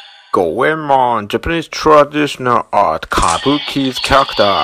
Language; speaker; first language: English; non-native, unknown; Japanese